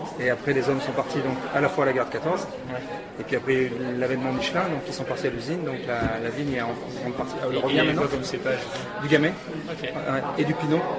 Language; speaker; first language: French; native; French